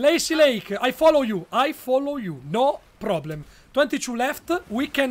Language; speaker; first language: English; non-native, learner; Italian